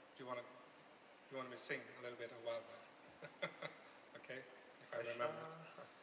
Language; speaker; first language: English; non-native, fluent; Norwegian